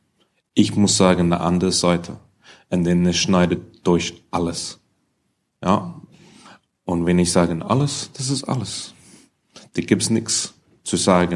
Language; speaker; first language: German; non-native, learner; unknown